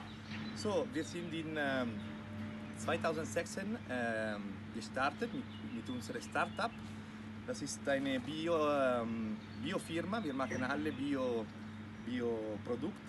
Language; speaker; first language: German; non-native, local second language; Italian